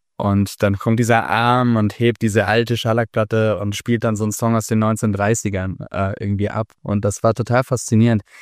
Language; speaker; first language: German; native; German